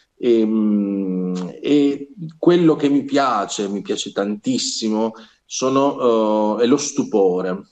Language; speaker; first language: Italian; native; Italian